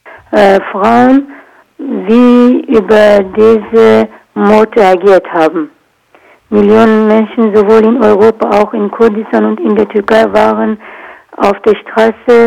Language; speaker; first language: German; non-native, learner; Kurdish